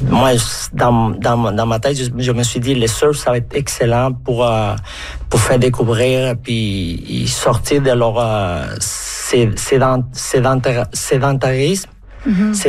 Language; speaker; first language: French; non-native, fluent; Spanish